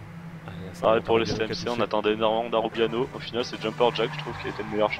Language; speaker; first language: French; native; French